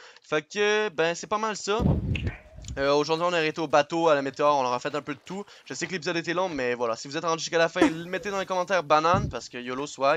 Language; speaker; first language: French; native; French